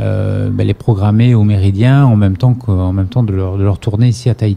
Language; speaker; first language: French; native; French